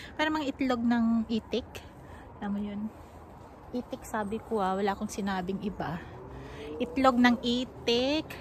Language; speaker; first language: Filipino; non-native, local second language; Cebuano